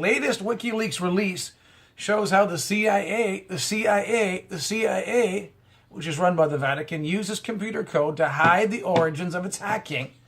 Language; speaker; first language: English; native; English